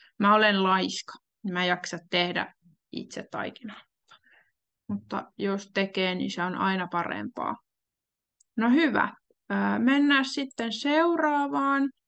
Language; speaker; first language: Finnish; native; Finnish